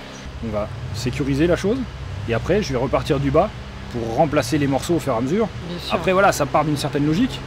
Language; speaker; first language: French; native; French